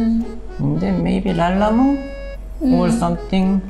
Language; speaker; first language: English; non-native, learner; Korean